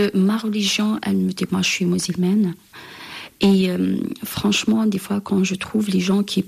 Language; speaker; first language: French; non-native, local second language; Arabic